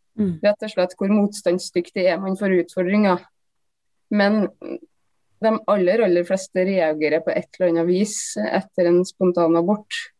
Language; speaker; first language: Norwegian; native; Norwegian